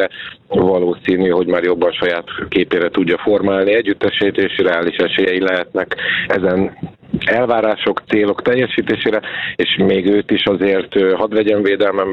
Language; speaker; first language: Hungarian; native; Hungarian